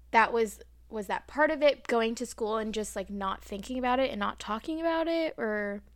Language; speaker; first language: English; native; English